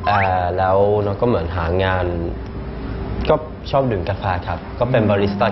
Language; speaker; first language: Thai; non-native, fluent; Swedish